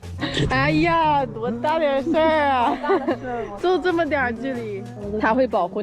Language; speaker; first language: Chinese; native; Chinese